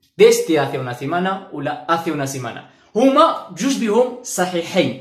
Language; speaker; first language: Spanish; non-native, fluent; Arabic